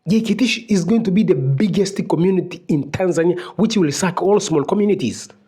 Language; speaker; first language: English; non-native, local second language; Swahili